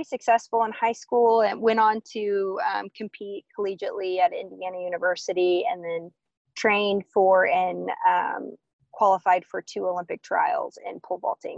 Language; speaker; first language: English; native; English